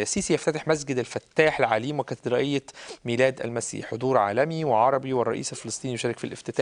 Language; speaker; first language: Arabic; native; Arabic